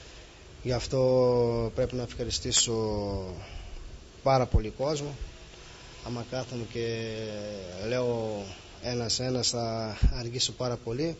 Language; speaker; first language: Greek; non-native, fluent; Portuguese